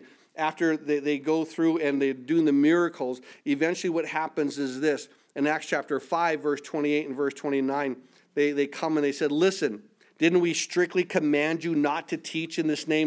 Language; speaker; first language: English; native; English